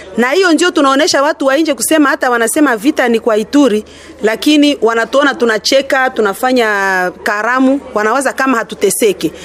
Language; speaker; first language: Swahili; non-native, local second language; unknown